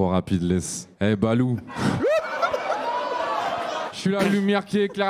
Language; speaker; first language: French; native; French